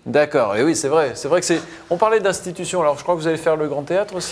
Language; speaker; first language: French; native; French